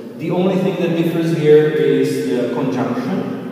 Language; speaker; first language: English; non-native, fluent; Czech